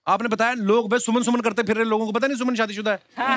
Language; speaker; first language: Hindi; native; Hindi